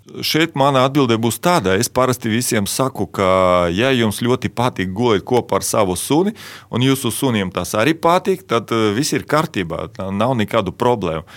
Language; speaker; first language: Latvian; non-native, local second language; Russian